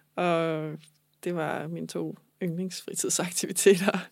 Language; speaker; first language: Danish; native; Danish